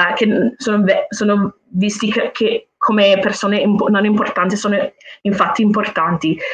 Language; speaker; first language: Italian; non-native, fluent; English